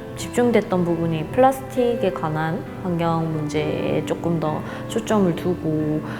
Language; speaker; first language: Korean; native; Korean